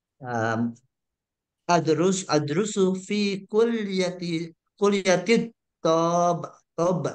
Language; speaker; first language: Arabic; non-native, learner; Indonesian